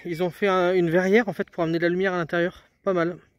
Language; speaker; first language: French; native; French